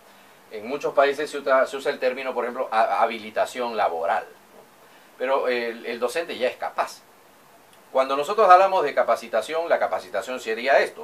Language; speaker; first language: Spanish; native; Spanish